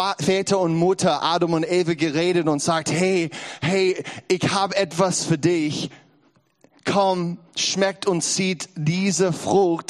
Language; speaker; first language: German; non-native, learner; English